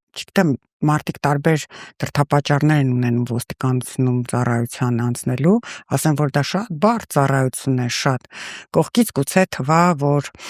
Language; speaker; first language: Armenian; early bilingual, heritage; Russian